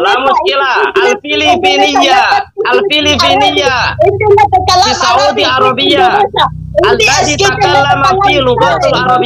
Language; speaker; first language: Arabic; non-native, learner; Indonesian